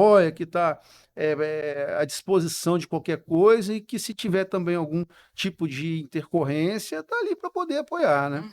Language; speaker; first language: Portuguese; native; Portuguese